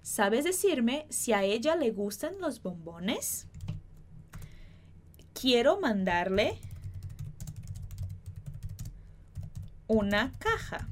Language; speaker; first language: Spanish; non-native, fluent; Portuguese